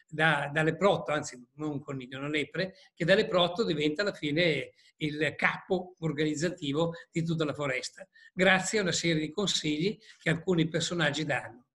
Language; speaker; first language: Italian; native; Italian